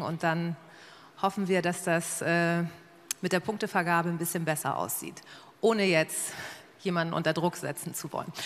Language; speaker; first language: German; native; German